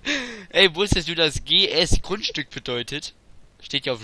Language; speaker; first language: German; native; German